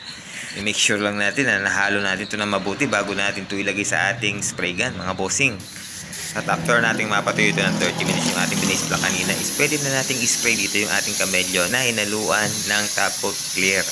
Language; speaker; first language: Filipino; native; Filipino